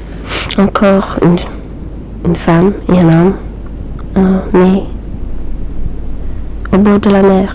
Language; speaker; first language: French; non-native, learner; English